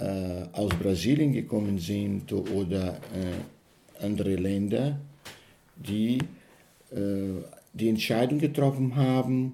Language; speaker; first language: German; non-native, learner; Portuguese